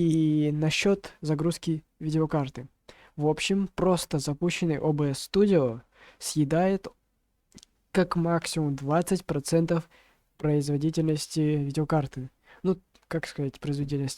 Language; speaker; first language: Russian; native; Russian